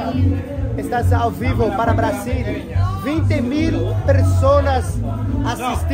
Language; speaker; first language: Portuguese; native; Portuguese